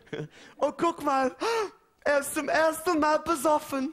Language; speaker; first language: German; non-native, fluent; English